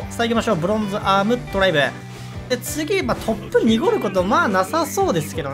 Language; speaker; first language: Japanese; native; Japanese